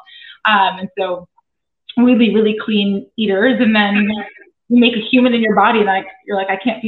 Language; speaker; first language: English; native; English